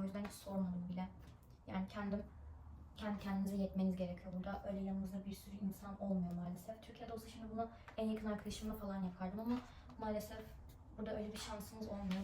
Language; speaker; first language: Turkish; early bilingual, other home language; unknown